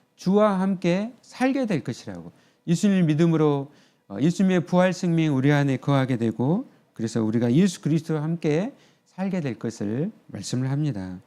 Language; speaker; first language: Korean; native; Korean